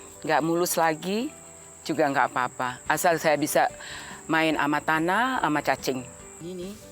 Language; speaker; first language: Indonesian; native; Indonesian